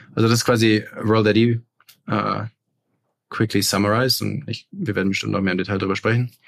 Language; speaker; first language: German; native; German